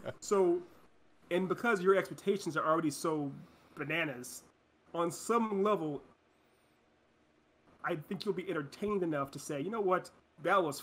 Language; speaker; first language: English; native; English